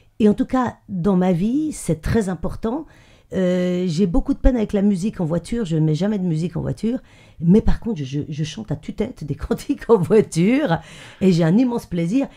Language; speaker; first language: French; native; French